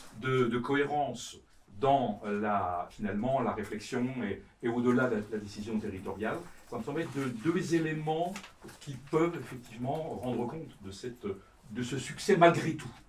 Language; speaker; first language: French; native; French